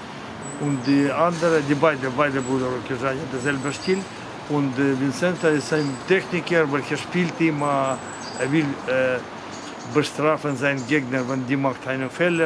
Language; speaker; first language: German; non-native, learner; Russian